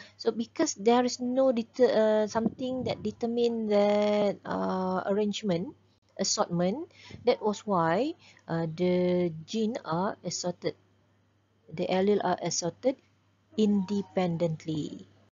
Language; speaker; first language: English; non-native, local second language; Malay